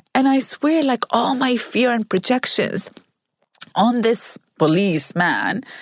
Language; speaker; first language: English; non-native, fluent; Arabic